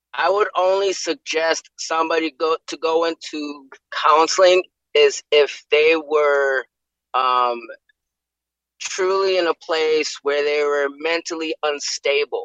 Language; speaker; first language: English; native; English